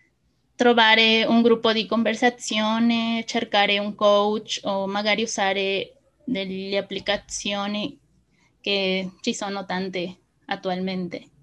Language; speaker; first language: Italian; non-native, fluent; Spanish